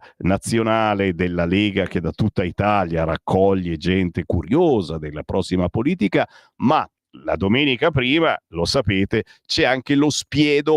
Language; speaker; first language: Italian; native; Italian